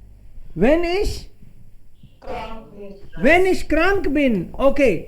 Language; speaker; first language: German; non-native, fluent; Hindi